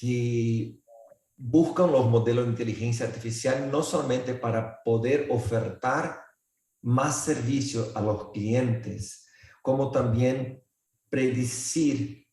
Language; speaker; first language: Spanish; non-native, fluent; Portuguese